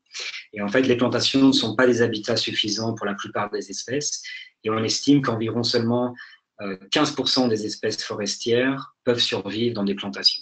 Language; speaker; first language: French; native; French